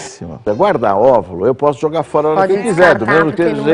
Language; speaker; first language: Portuguese; native; Portuguese